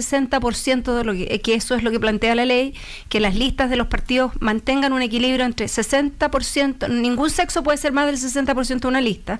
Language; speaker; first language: Spanish; native; Spanish